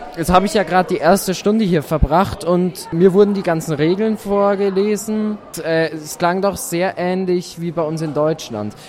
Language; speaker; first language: German; native; German